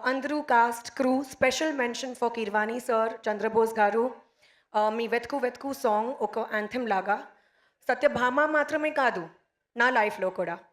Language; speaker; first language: Telugu; non-native, local second language; Hindi